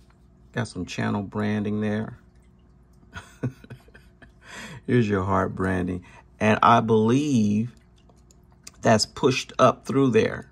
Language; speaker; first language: English; native; English